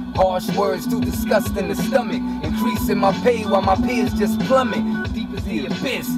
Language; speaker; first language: English; native; English